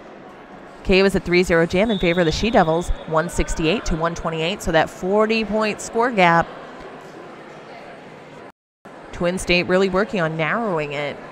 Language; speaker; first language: English; native; English